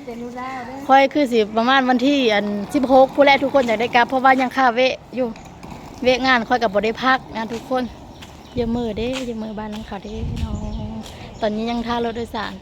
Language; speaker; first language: Thai; non-native, local second language; Lao